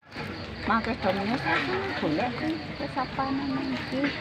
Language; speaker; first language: Indonesian; non-native, local second language; Javanese